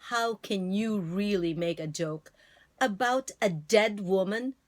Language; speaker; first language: English; non-native, local second language; Filipino